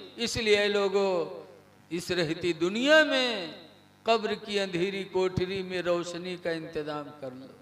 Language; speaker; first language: Hindi; native; Hindi